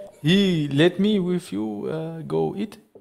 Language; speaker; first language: English; non-native, learner; Turkish